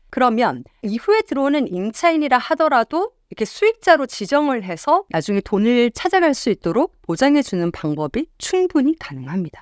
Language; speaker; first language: Korean; native; Korean